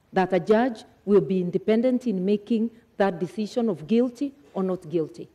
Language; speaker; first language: English; non-native, local second language; Kikuyu